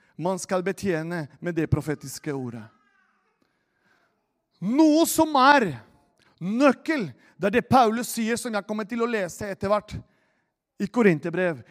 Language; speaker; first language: Norwegian; non-native, fluent; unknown